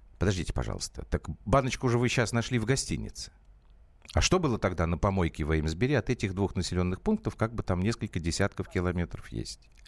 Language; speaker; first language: Russian; native; Russian